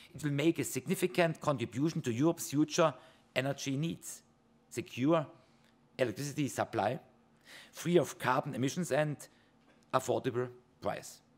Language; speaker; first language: English; non-native, fluent; German